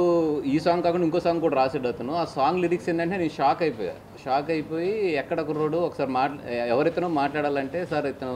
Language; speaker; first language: Telugu; native; Telugu